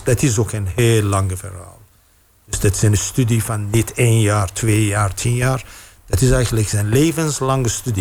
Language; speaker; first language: Dutch; non-native, fluent; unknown